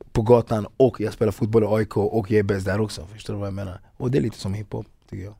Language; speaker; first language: Swedish; early bilingual, other home language; Ganda